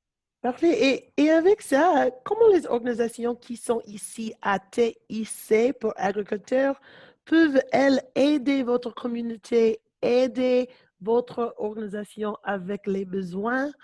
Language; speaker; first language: French; non-native, learner; English